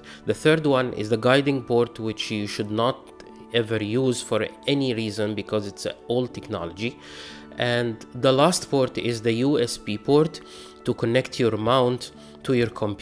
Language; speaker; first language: English; non-native, fluent; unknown